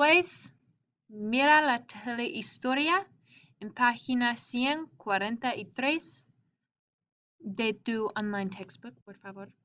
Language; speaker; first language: Spanish; non-native, fluent; English